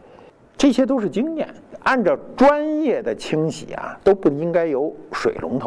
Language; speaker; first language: Chinese; native; Chinese